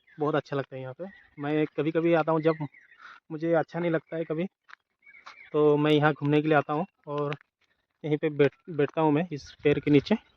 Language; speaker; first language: Hindi; non-native, local second language; Assamese